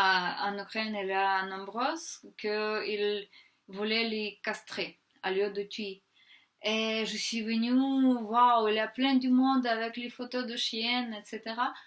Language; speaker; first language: French; non-native, fluent; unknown